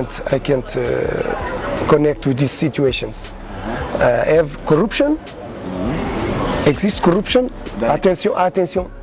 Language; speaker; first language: English; non-native, learner; Portuguese